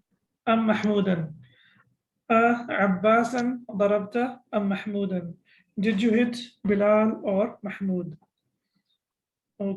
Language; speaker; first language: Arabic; non-native, fluent; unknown